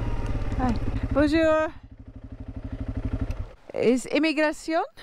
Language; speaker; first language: English; non-native, fluent; Dutch